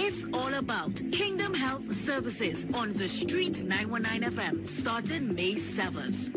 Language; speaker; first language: English; native; English